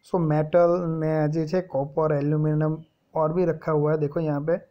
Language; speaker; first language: Hindi; non-native, local second language; Gujarati